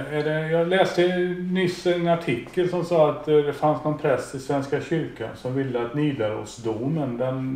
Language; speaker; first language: Swedish; native; Swedish